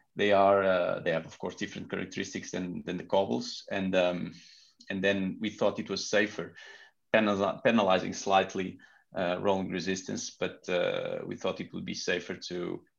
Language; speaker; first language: English; non-native, fluent; Portuguese